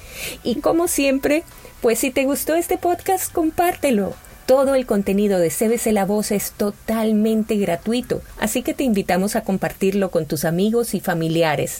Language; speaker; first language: Spanish; native; Spanish